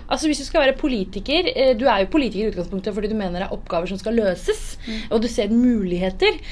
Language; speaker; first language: Norwegian; early bilingual, other home language; Tamil